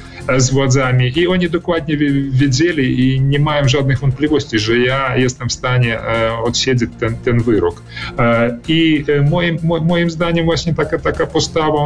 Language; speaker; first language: Polish; early bilingual, heritage; Polish